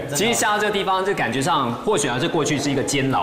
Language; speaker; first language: Chinese; native; Chinese